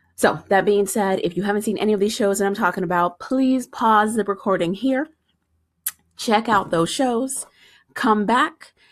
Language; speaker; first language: English; native; English